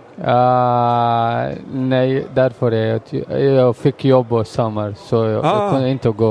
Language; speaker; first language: Swedish; non-native, learner; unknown